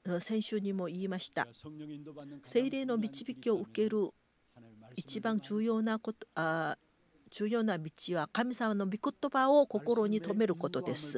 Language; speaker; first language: Japanese; non-native, fluent; Korean